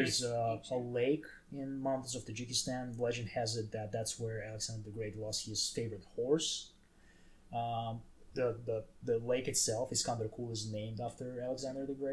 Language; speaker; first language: English; non-native, fluent; Tajik